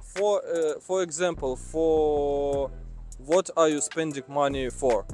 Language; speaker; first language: English; non-native, learner; Russian